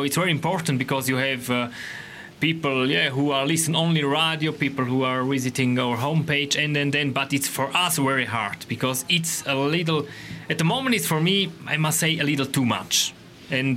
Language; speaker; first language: English; non-native, learner; Romansh